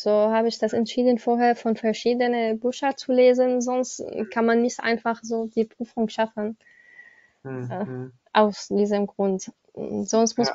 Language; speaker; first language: German; non-native, learner; Arabic